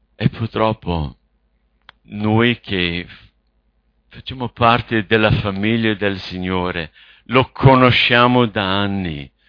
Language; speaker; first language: Italian; non-native, fluent; English